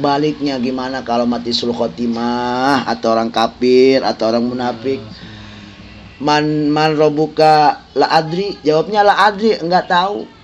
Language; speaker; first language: Indonesian; native; Indonesian